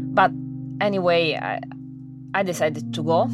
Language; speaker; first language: English; non-native, fluent; Italian